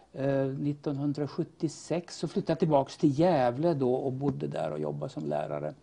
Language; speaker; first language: Swedish; native; Swedish